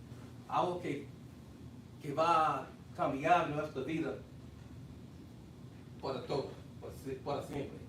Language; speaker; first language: Spanish; non-native, fluent; English